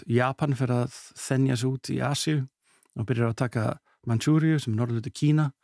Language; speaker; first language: Icelandic; early bilingual, heritage; Icelandic